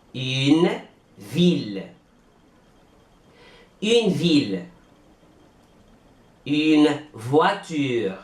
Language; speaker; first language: French; non-native, fluent; Arabic